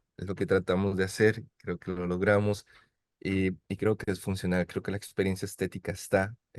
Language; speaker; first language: Spanish; native; Spanish